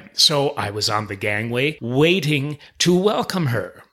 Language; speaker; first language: English; native; English